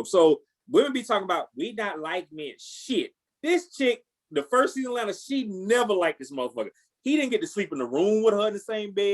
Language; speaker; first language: English; native; English